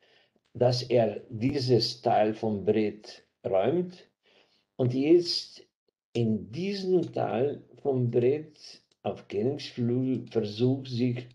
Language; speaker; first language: German; non-native, fluent; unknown